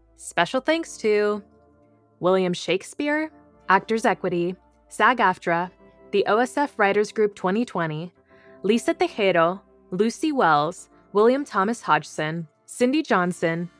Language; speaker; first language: English; native; English